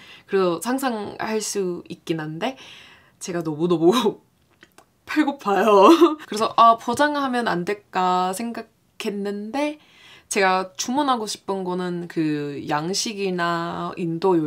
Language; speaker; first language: Korean; non-native, fluent; English